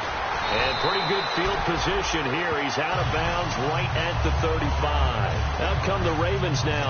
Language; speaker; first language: English; native; English